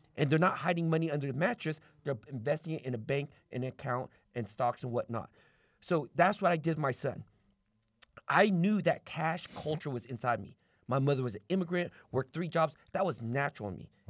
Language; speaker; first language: English; native; English